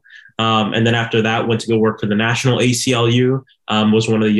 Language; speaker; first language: English; native; English